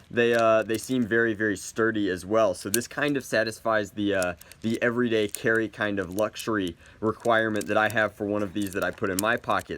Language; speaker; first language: English; native; English